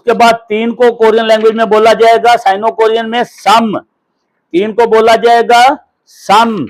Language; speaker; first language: Hindi; non-native, local second language; Punjabi